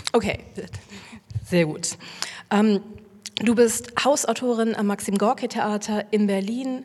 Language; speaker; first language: German; native; German